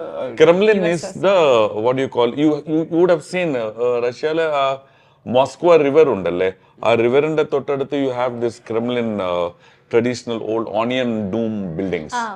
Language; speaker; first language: English; non-native, local second language; Malayalam